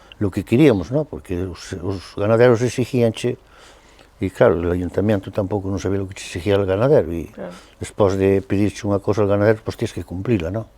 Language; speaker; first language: Galician; native; Galician